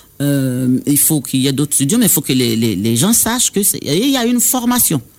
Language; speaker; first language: French; non-native, local second language; Baoulé